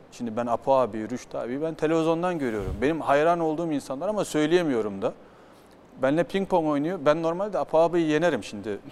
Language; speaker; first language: Turkish; early bilingual, heritage; Turkish